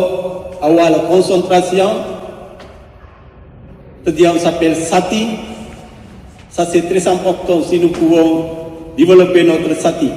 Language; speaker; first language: French; non-native, fluent; Sinhala